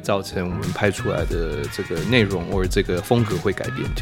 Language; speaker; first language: Chinese; early bilingual, heritage; Chinese